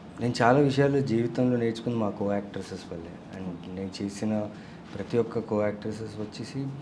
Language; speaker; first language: Telugu; non-native, local second language; Tamil